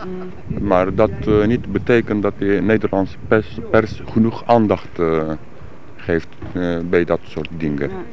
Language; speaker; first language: Dutch; non-native, learner; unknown